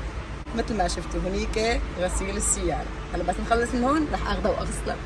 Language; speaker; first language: Arabic; native; Arabic